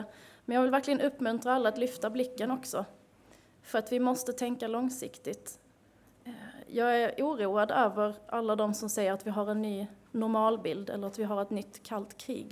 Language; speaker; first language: Swedish; native; Swedish